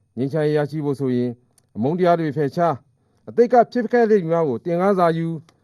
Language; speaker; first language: Burmese; non-native, local second language; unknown